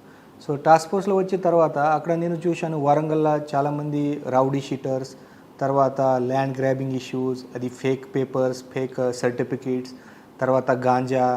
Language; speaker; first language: Telugu; non-native, learner; Marathi